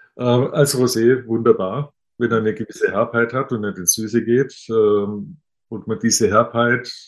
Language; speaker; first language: German; native; German